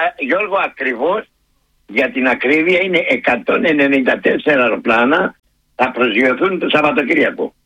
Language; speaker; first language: Greek; native; Greek